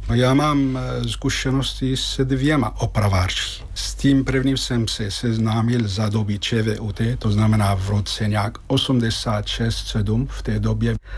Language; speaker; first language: Czech; non-native, fluent; Arabic